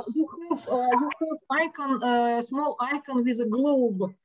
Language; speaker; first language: English; non-native, fluent; Russian